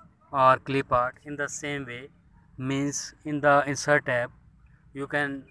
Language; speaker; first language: English; non-native, local second language; Hindi